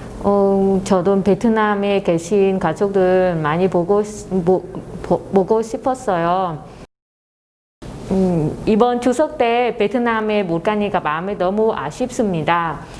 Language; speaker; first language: Korean; non-native, fluent; Vietnamese